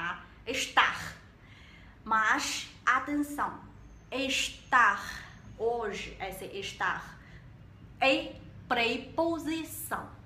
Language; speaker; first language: Portuguese; non-native, learner; Chinese